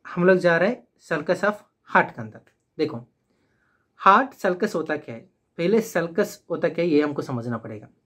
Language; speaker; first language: Hindi; non-native, local second language; Telugu